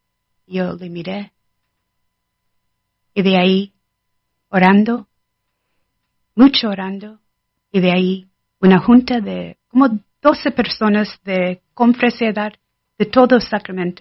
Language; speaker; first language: Spanish; non-native, learner; English